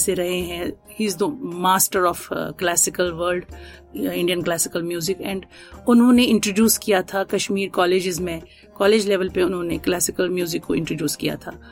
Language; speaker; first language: Hindi; native; Hindi